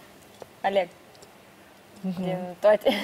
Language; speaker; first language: Romanian; non-native, local second language; Russian